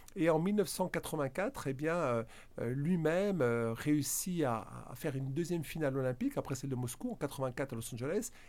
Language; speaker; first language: French; native; French